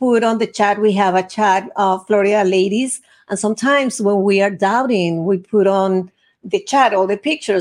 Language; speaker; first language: English; non-native, fluent; Spanish